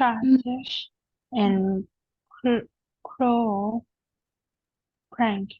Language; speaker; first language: English; non-native, learner; Vietnamese